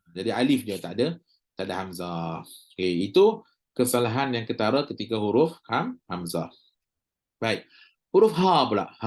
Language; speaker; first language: Malay; native; Malay